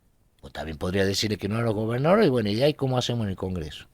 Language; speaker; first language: Spanish; native; Spanish